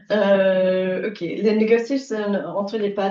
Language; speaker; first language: French; non-native, learner; English